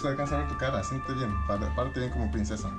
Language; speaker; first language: Spanish; early bilingual, heritage; English